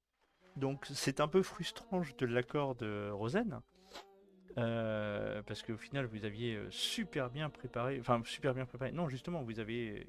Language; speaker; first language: French; native; French